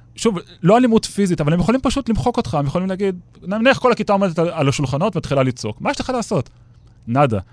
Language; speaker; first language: Hebrew; native; Hebrew